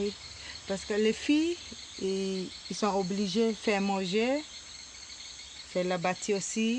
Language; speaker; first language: French; non-native, local second language; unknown